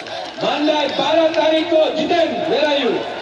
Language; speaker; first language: Hindi; non-native, local second language; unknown